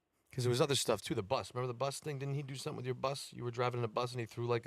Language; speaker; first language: English; native; English